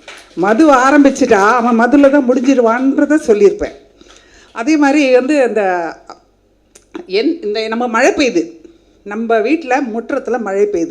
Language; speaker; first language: Tamil; native; Tamil